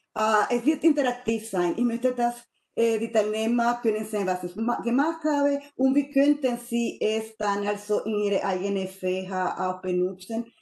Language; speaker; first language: German; non-native, fluent; Spanish